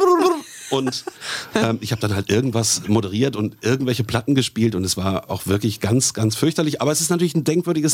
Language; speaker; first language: German; native; German